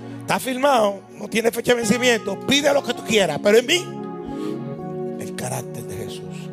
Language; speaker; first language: Spanish; native; Spanish